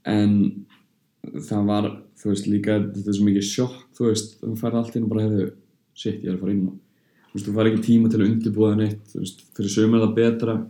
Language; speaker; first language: Icelandic; early bilingual, heritage; Icelandic